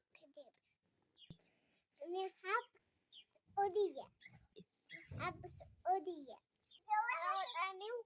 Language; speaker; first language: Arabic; non-native, learner; Amharic